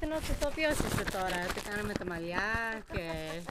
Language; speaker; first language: Greek; early bilingual, heritage; English